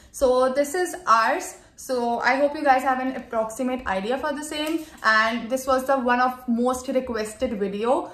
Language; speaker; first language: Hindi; non-native, local second language; Punjabi